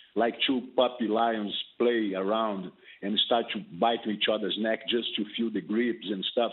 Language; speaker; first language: English; non-native, fluent; Portuguese